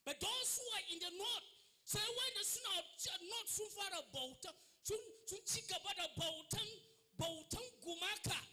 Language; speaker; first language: Hausa; non-native, local second language; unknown